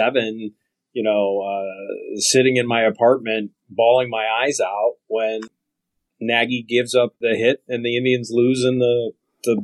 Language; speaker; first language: English; native; English